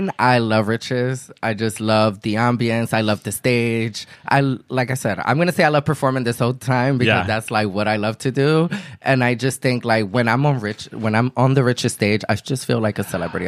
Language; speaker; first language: English; early bilingual, other home language; Spanish